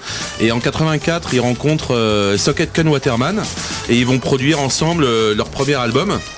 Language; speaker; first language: French; native; French